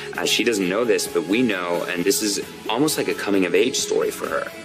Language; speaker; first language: English; native; English